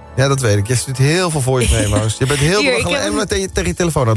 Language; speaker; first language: Dutch; native; Dutch